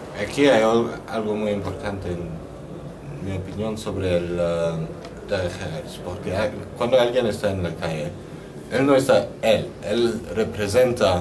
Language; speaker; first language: Spanish; non-native, fluent; French